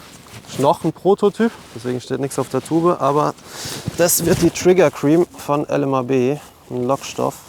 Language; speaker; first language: German; native; German